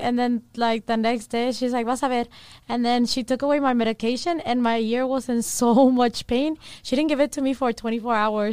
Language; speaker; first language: English; early bilingual, other home language; Spanish